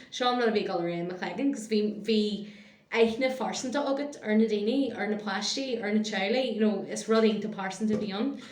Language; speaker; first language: Irish; non-native, local second language; English